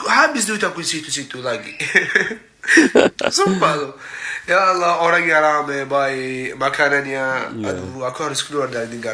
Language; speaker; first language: Indonesian; non-native, fluent; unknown